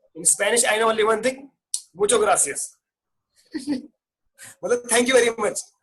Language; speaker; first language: Hindi; native; Hindi